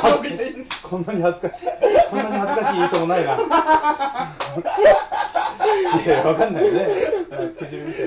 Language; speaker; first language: Japanese; native; Japanese